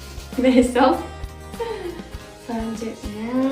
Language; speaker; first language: Indonesian; non-native, fluent; Japanese